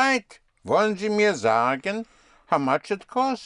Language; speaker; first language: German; non-native, fluent; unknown